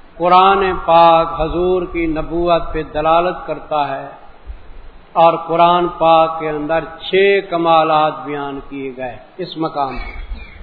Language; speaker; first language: Urdu; non-native, local second language; Punjabi